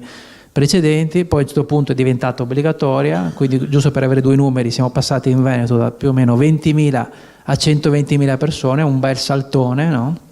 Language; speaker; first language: Italian; native; Italian